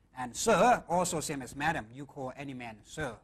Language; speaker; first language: English; non-native, fluent; Thai